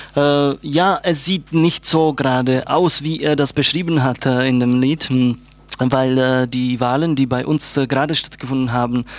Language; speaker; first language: German; non-native, fluent; Czech